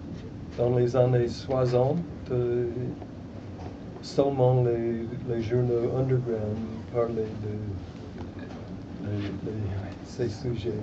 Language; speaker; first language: French; non-native, fluent; English